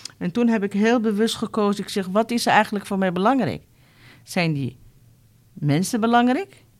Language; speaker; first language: Dutch; non-native, fluent; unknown